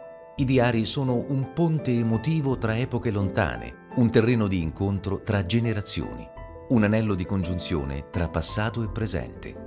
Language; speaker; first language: Italian; native; Italian